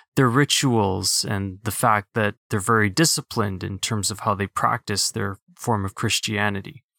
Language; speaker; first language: English; early bilingual, other home language; Filipino